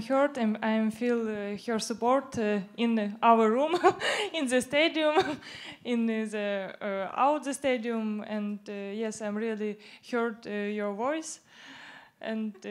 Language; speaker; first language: English; non-native, learner; Ukrainian